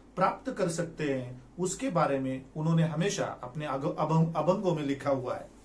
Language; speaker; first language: Hindi; non-native, local second language; Marathi